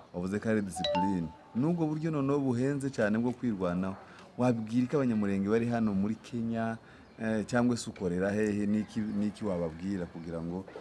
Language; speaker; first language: Kinyarwanda; native; Kinyarwanda